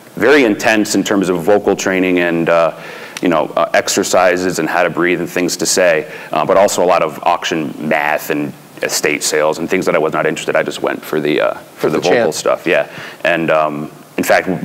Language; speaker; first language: English; native; English